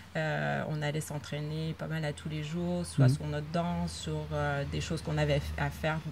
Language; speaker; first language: French; native; French